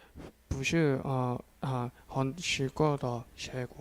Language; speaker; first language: Chinese; non-native, learner; Korean